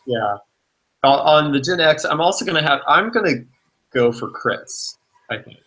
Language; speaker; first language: English; native; English